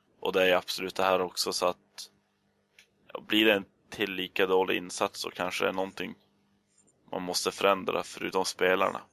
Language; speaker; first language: Swedish; native; Swedish